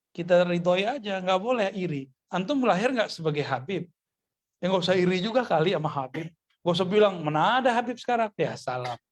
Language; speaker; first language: Indonesian; non-native, local second language; Minangkabau